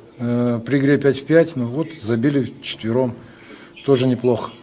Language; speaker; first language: Russian; native; Russian